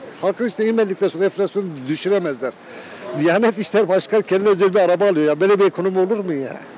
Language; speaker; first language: Turkish; native; Turkish